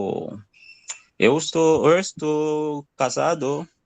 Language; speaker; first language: Portuguese; non-native, learner; Haitian Creole